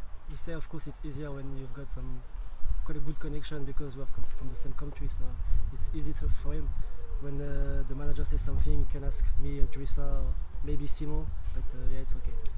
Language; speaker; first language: English; non-native, fluent; French